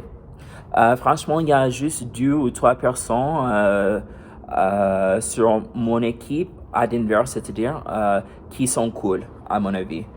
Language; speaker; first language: French; non-native, fluent; English